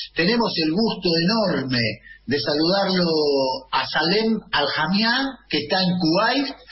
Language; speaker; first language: Spanish; native; Spanish